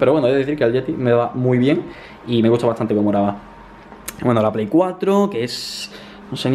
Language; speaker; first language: Spanish; native; Spanish